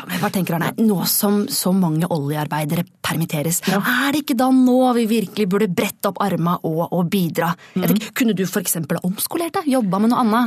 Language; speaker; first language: Norwegian; native; Norwegian